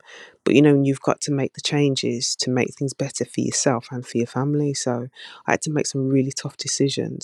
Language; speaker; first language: English; native; English